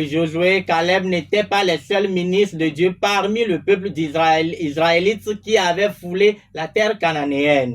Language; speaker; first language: French; non-native, local second language; Ewe